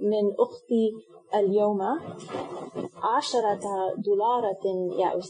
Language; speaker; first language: Arabic; non-native, learner; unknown